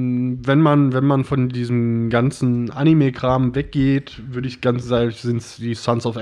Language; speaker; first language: German; native; German